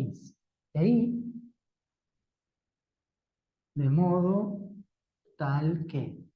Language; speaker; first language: Spanish; native; Spanish